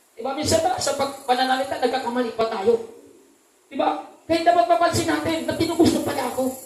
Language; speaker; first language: Filipino; non-native, local second language; Cebuano